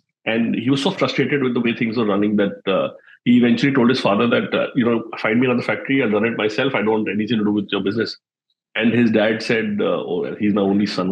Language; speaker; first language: English; non-native, local second language; Hindi